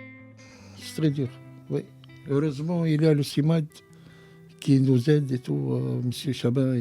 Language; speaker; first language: French; non-native, learner; Arabic